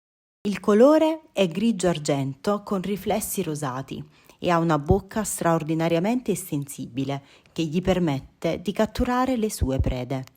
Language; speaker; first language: Italian; native; Italian